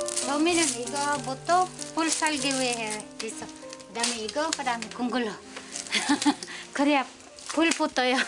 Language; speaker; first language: Korean; non-native, learner; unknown